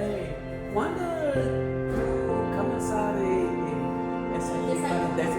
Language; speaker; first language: Spanish; non-native, learner; English